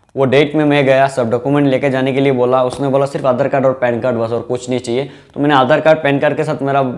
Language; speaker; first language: Hindi; non-native, local second language; Bangla